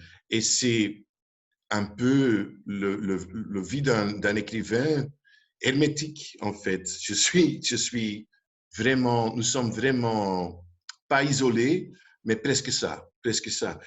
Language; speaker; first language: French; non-native, local second language; Dutch